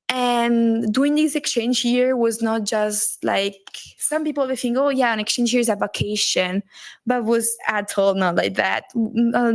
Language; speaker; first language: English; non-native, learner; Italian